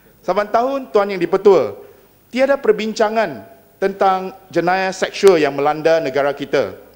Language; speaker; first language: Malay; non-native, local second language; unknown